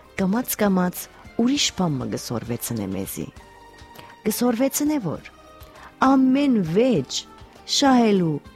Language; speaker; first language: Armenian; early bilingual, heritage; Armenian